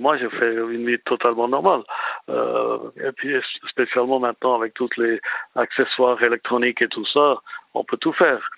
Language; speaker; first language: French; non-native, fluent; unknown